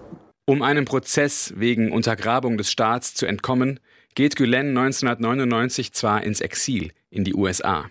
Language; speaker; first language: German; native; German